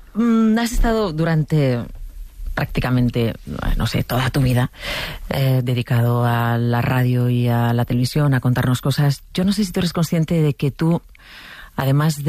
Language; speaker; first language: Spanish; native; Spanish